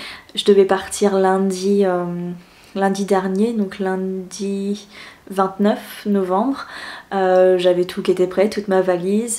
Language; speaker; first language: French; native; French